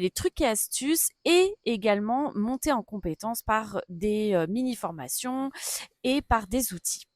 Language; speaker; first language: French; native; French